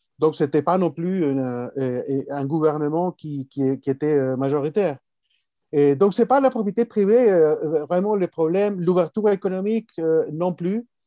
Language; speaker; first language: French; non-native, fluent; Spanish